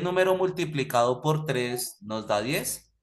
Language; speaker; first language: Spanish; native; Spanish